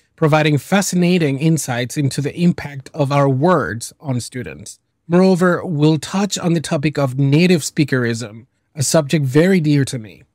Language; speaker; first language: English; early bilingual, other home language; Spanish